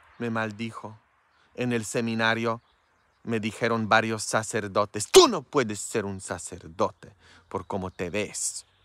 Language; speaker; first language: Spanish; non-native, fluent; Polish